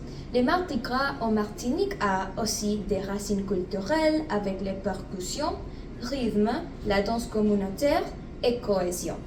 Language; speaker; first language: French; non-native, learner; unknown